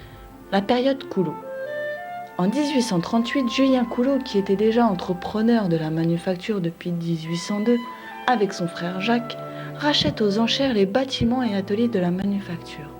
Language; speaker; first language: French; native; French